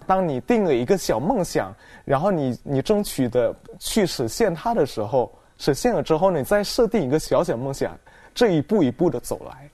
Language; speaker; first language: Chinese; non-native, fluent; Indonesian